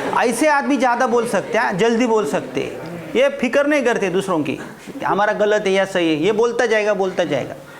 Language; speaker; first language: Hindi; non-native, local second language; Marathi